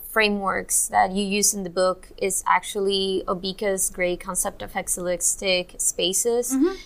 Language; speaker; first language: English; non-native, fluent; Spanish